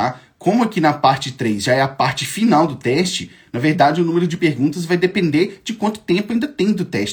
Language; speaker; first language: Portuguese; native; Portuguese